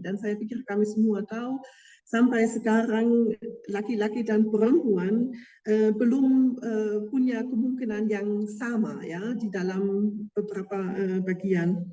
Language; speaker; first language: Indonesian; non-native, fluent; German